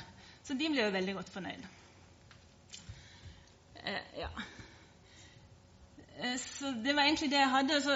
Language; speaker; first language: Norwegian; native; Norwegian